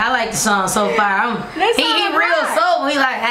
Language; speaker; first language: English; native; English